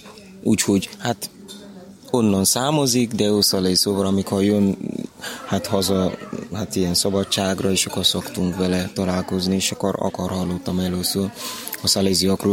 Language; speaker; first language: Hungarian; non-native, learner; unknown